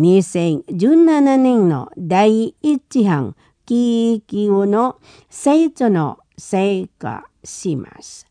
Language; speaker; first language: Japanese; non-native, fluent; Indonesian